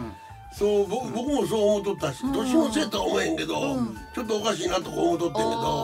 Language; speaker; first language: Japanese; native; Japanese